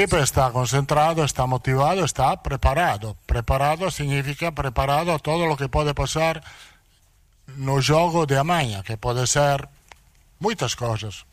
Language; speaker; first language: Portuguese; non-native, learner; Italian